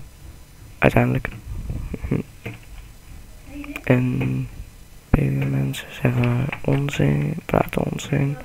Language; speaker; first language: Dutch; native; Dutch